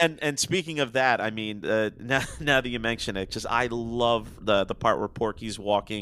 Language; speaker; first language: English; native; English